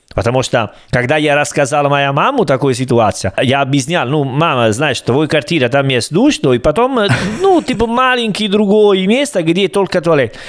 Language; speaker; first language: Russian; non-native, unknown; Italian